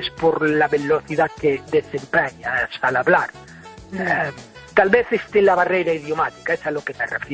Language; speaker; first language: Spanish; non-native, fluent; English